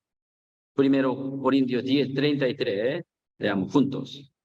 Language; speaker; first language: Spanish; non-native, learner; Korean